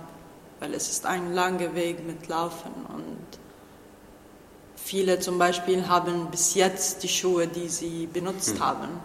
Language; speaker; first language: German; non-native, learner; Arabic